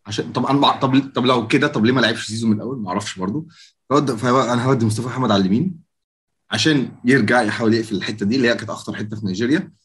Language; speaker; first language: Arabic; native; Arabic